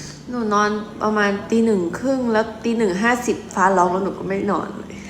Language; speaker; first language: Thai; native; Thai